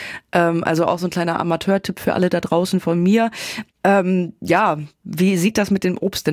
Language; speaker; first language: German; native; German